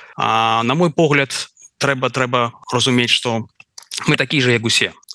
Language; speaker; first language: Belarusian; non-native, local second language; Russian